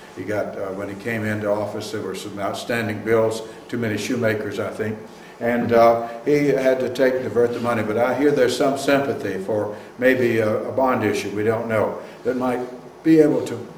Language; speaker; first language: English; native; English